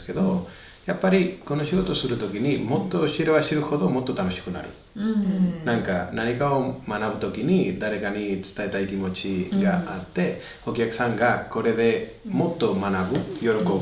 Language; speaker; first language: Japanese; non-native, fluent; Spanish